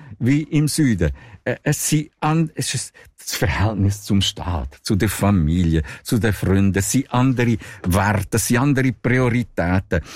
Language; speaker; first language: German; non-native, local second language; Italian